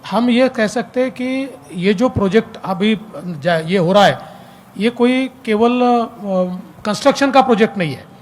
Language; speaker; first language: Hindi; non-native, local second language; Marathi